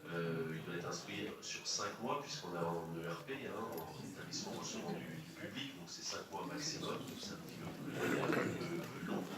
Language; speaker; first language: French; native; French